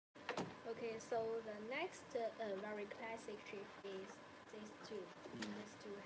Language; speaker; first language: English; non-native, learner; Chinese